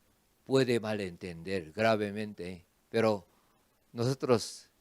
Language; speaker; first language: Spanish; non-native, fluent; Korean